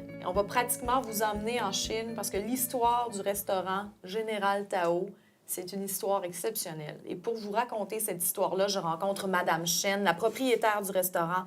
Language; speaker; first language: French; native; French